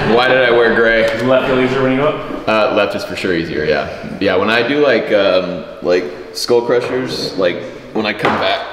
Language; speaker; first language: English; native; English